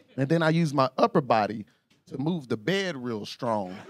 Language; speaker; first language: English; native; English